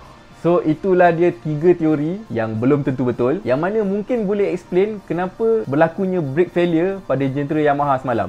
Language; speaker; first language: Malay; native; Malay